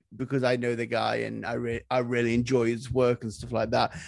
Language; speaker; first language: English; native; English